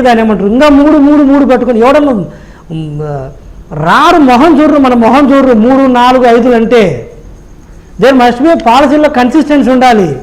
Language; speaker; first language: Telugu; native; Telugu